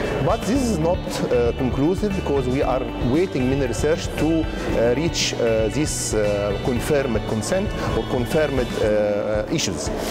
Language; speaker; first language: English; non-native, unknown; Arabic